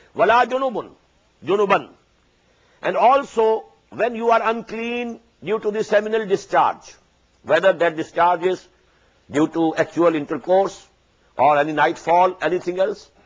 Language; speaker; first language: English; non-native, local second language; Urdu